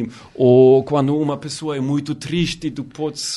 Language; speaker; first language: Portuguese; non-native, learner; German